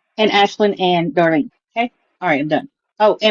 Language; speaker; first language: English; native; English